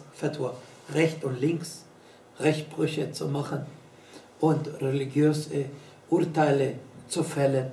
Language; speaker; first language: German; non-native, fluent; Arabic